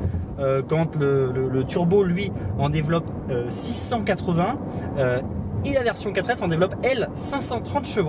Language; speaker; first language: French; native; French